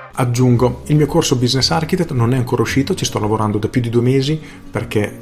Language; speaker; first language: Italian; native; Italian